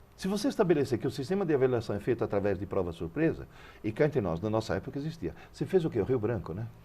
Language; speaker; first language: Portuguese; early bilingual, other home language; Italian